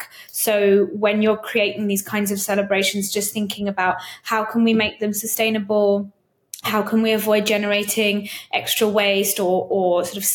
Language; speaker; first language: English; native; English